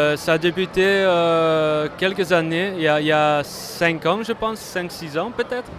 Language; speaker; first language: French; non-native, fluent; Dutch